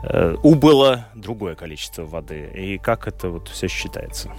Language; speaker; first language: Russian; native; Russian